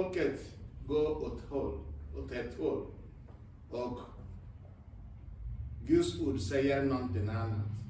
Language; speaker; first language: Swedish; non-native, fluent; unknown